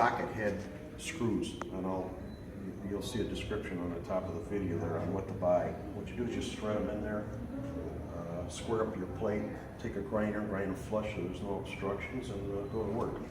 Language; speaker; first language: English; native; English